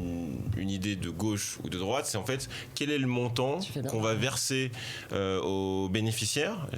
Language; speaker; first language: French; native; French